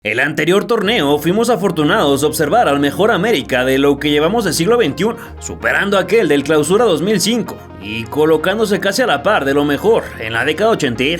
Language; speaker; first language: Spanish; native; Spanish